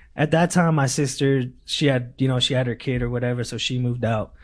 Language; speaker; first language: English; early bilingual, other home language; Spanish